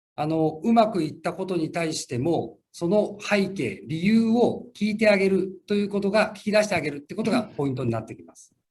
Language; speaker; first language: Japanese; native; Japanese